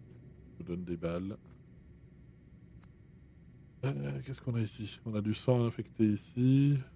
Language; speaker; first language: French; native; French